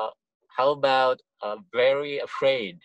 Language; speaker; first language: English; non-native, local second language; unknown